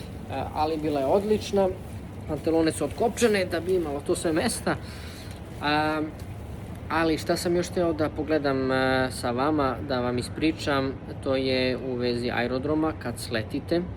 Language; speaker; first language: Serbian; early bilingual, heritage; Serbian